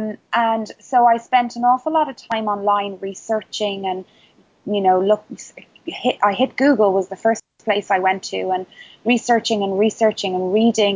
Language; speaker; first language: English; native; English